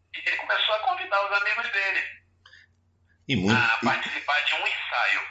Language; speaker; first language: Portuguese; native; Portuguese